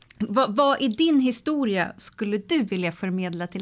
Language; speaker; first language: Swedish; native; Swedish